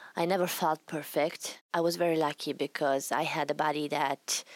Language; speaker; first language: English; non-native, fluent; Italian